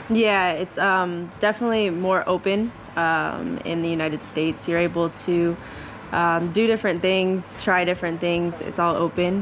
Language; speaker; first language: English; native; English